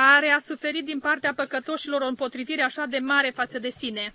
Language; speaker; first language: Romanian; native; Romanian